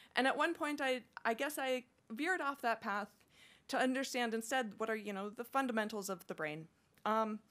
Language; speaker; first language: English; native; English